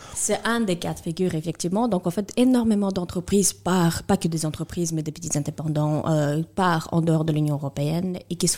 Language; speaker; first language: French; non-native, fluent; Russian